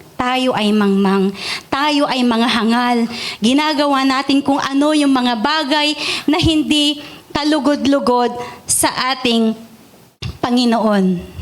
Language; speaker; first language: Filipino; non-native, local second language; Iloko